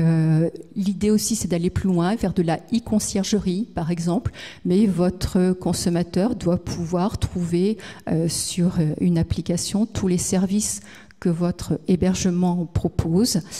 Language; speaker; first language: French; native; French